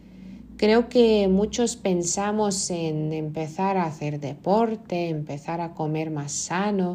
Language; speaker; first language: Spanish; non-native, fluent; Lithuanian